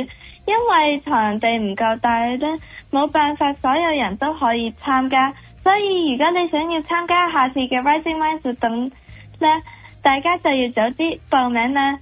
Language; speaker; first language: Cantonese; early bilingual, heritage; Cantonese